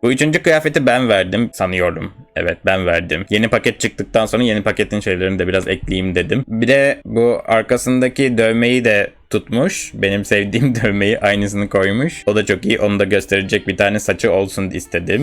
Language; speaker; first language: Turkish; native; Turkish